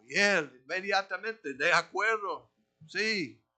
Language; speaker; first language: Spanish; non-native, fluent; English